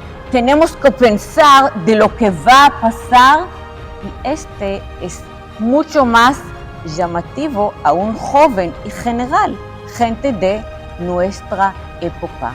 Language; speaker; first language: Spanish; non-native, fluent; Hebrew